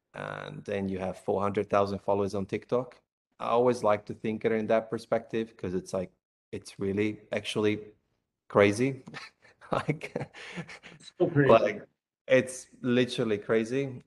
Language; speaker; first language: English; non-native, fluent; Italian